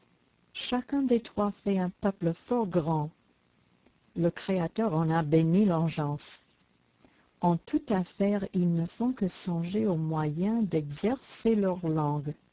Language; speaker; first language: French; native; French